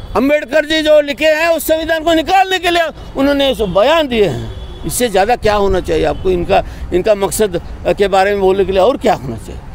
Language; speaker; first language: Hindi; non-native, local second language; Kannada